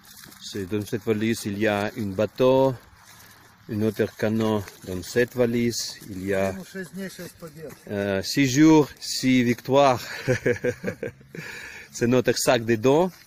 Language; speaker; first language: French; non-native, learner; Ukrainian